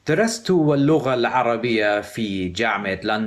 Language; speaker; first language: Arabic; non-native, fluent; English